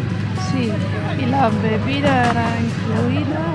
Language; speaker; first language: Spanish; non-native, fluent; Dutch